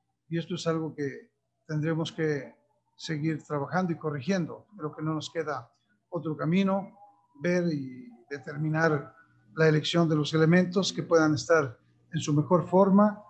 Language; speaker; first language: Spanish; native; Spanish